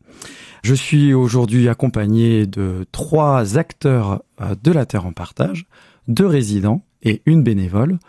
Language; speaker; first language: French; native; French